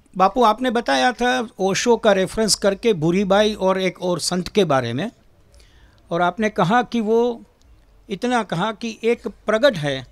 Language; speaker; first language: Hindi; non-native, local second language; Gujarati